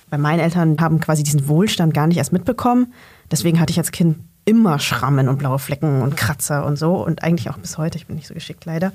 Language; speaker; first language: German; early bilingual, other home language; Vietnamese